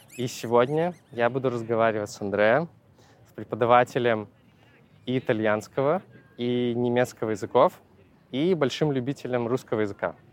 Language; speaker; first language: Russian; native; Russian